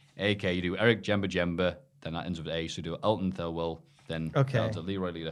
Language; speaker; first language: English; native; English